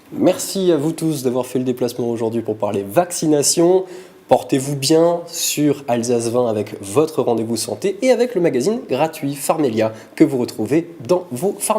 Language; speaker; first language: French; native; French